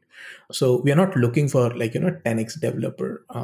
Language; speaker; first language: English; non-native, local second language; Hindi